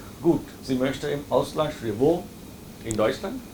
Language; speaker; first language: German; non-native, fluent; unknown